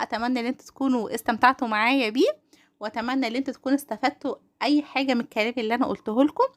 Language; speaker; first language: Arabic; native; Arabic